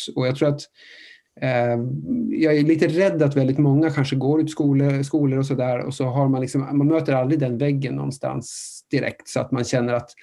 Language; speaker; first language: Swedish; non-native, fluent; Norwegian